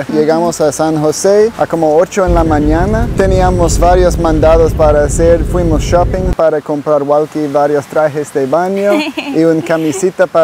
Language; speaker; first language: Spanish; non-native, learner; English